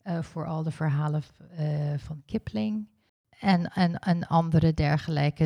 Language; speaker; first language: Dutch; early bilingual, heritage; Dutch